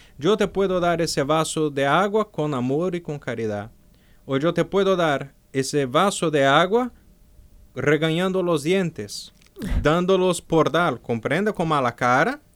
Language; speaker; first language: Spanish; non-native, fluent; Portuguese